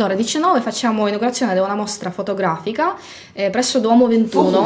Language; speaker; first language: Italian; non-native, fluent; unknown